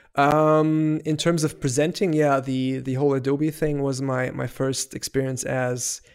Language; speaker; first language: English; non-native, fluent; German